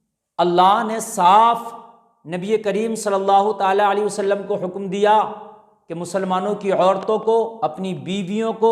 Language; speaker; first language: Urdu; native; Urdu